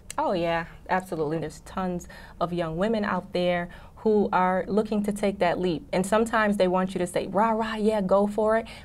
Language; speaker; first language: English; native; English